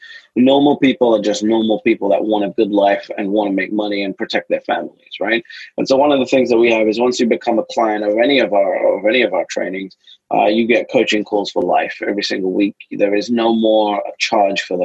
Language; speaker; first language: English; native; English